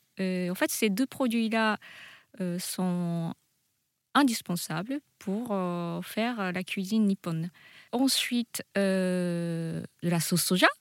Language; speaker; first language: French; non-native, fluent; Japanese